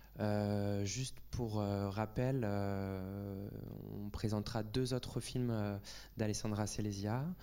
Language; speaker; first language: French; native; French